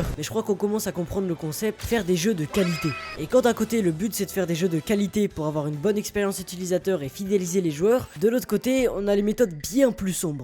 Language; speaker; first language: French; native; French